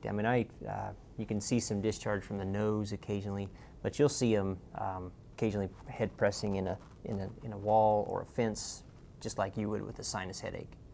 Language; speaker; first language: English; native; English